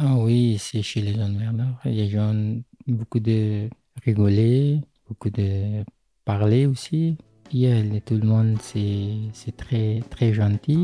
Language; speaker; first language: French; non-native, learner; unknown